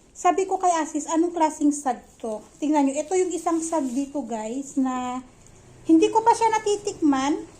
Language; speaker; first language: Filipino; native; Filipino